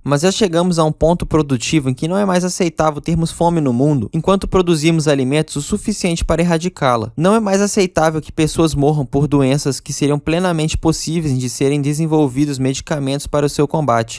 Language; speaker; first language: Portuguese; native; Portuguese